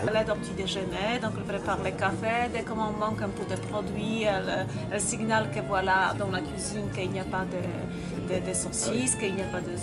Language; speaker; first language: French; non-native, fluent; Polish